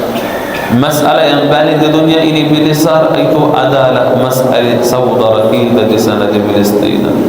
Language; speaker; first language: Indonesian; non-native, fluent; Arabic